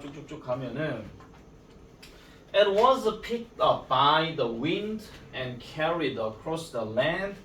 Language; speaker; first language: English; non-native, fluent; Korean